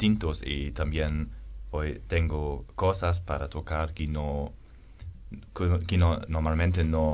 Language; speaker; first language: Spanish; non-native, learner; German